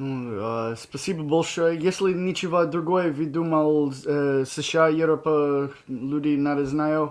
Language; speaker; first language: Russian; non-native, learner; English